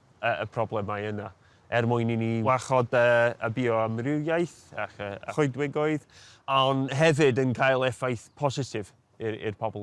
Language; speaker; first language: Welsh; non-native, local second language; English